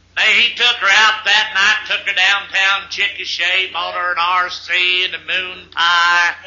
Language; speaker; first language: English; native; English